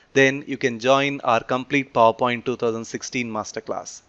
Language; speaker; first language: English; non-native, local second language; Telugu